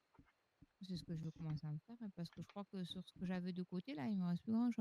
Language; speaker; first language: French; native; French